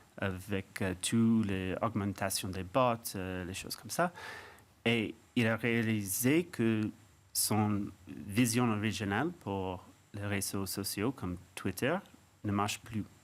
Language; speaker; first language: French; non-native, fluent; English